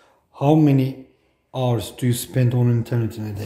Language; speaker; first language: English; non-native, fluent; Turkish